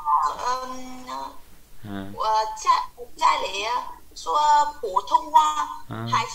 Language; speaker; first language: Chinese; non-native, learner; Vietnamese